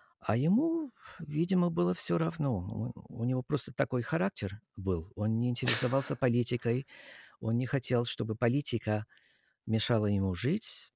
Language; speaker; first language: Russian; non-native, fluent; English